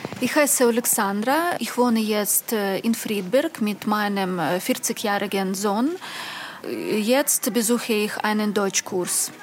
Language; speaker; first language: German; non-native, learner; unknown